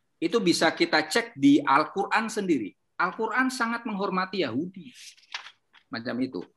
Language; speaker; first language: Indonesian; native; Indonesian